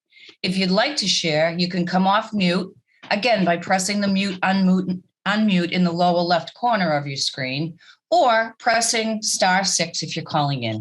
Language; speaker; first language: English; native; English